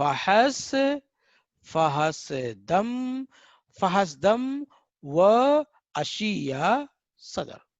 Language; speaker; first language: Arabic; non-native, fluent; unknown